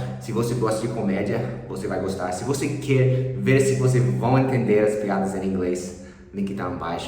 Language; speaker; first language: Portuguese; early bilingual, other home language; English